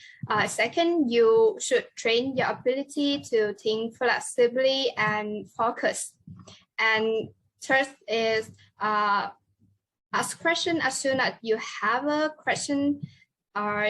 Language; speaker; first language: English; non-native, learner; Vietnamese